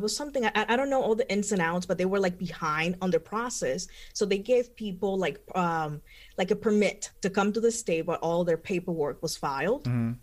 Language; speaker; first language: English; non-native, fluent; Spanish